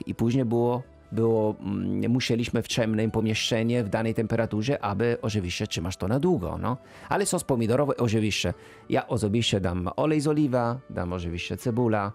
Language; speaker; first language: Polish; non-native, fluent; Italian